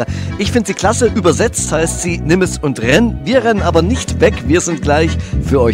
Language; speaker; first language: German; native; German